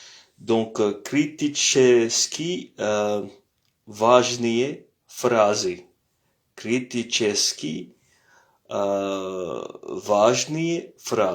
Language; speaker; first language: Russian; non-native, fluent; French